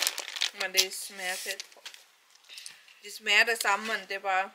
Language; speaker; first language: Danish; non-native, learner; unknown